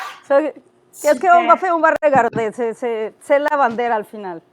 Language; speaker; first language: French; non-native, learner; Spanish